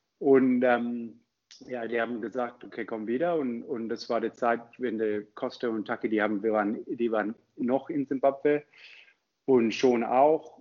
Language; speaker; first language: German; non-native, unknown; English